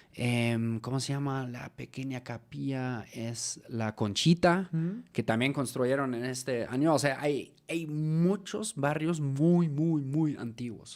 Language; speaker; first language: Spanish; native; Spanish